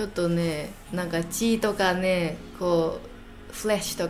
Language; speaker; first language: Japanese; non-native, fluent; English